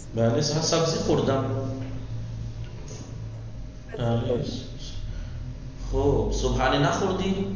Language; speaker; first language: Persian; non-native, fluent; Urdu